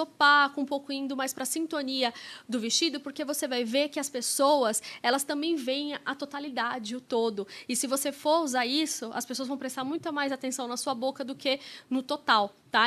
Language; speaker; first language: Portuguese; native; Portuguese